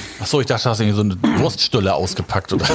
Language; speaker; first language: German; native; German